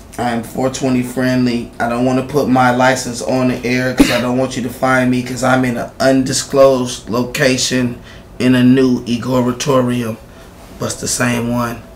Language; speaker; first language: English; native; English